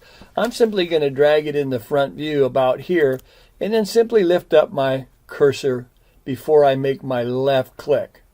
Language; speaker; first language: English; native; English